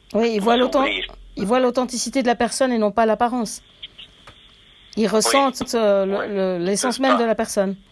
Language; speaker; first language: French; native; French